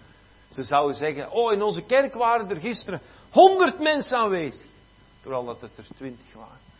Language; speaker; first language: Dutch; native; Dutch